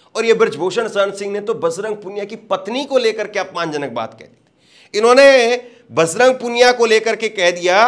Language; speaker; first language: Hindi; native; Hindi